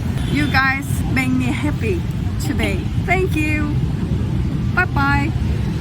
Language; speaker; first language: English; non-native, learner; Korean